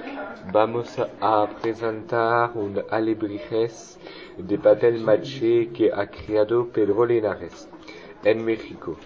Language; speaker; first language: Spanish; non-native, learner; French